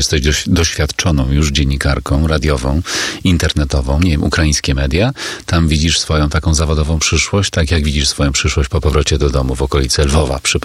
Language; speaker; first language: Polish; native; Polish